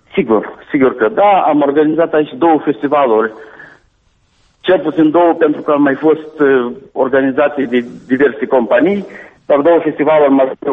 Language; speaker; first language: Romanian; native; Romanian